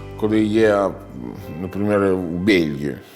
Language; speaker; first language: Ukrainian; non-native, learner; Italian